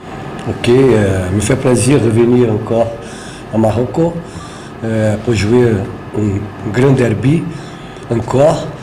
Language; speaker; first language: French; non-native, fluent; Portuguese